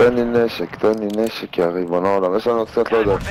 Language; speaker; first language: Hebrew; native; Hebrew